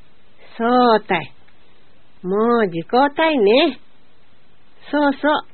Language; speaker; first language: Japanese; native; Japanese